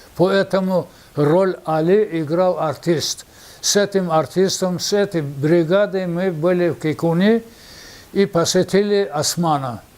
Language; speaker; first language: Russian; non-native, local second language; Avaric